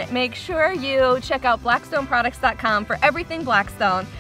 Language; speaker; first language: English; native; English